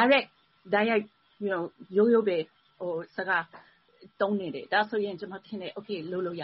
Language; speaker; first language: Burmese; non-native, fluent; English